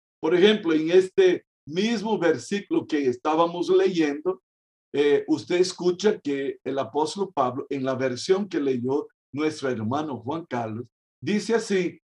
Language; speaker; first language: Spanish; non-native, fluent; Portuguese